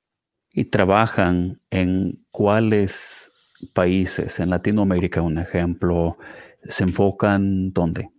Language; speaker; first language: Spanish; non-native, fluent; English